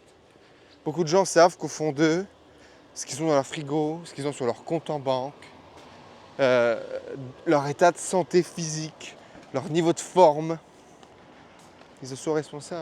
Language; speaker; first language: French; native; French